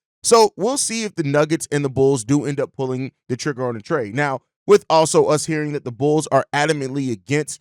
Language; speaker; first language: English; native; English